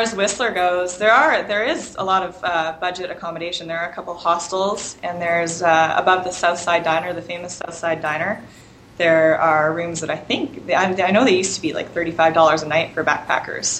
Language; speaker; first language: English; native; English